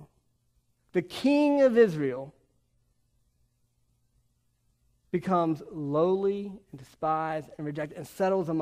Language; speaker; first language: English; native; English